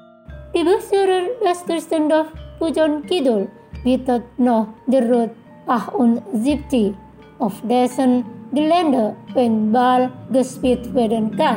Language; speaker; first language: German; non-native, learner; Indonesian